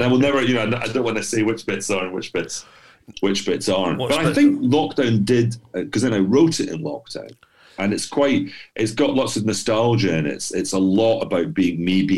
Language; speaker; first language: English; native; English